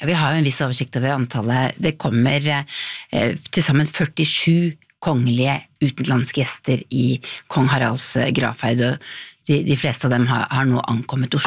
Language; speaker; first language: Norwegian; native; Norwegian